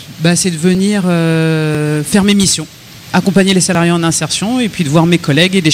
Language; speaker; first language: French; native; French